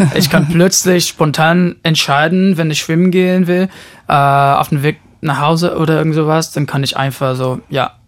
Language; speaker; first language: German; non-native, fluent; Portuguese